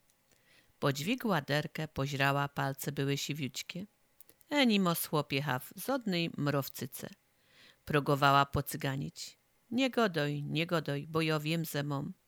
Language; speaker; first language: Polish; native; Polish